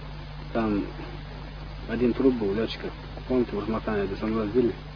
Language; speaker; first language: Russian; non-native, local second language; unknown